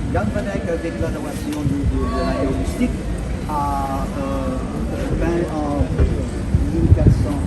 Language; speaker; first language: French; non-native, local second language; Dutch